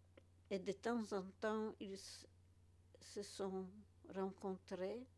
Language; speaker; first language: French; non-native, fluent; Polish